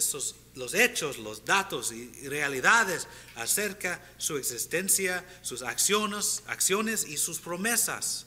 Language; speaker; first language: Spanish; early bilingual, heritage; Spanish